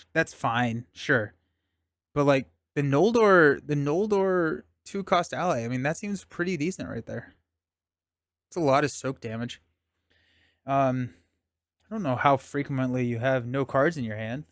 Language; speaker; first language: English; native; English